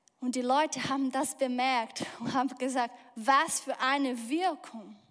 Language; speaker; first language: German; non-native, fluent; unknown